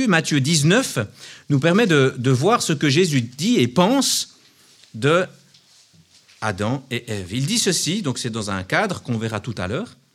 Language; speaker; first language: French; native; French